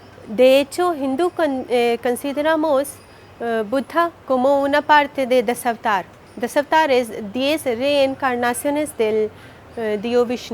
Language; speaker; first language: Spanish; non-native, learner; Hindi